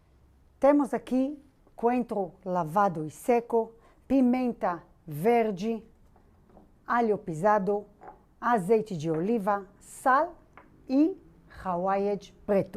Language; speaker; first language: Portuguese; non-native, fluent; Hebrew